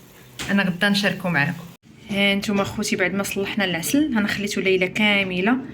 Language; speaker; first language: Arabic; native; Arabic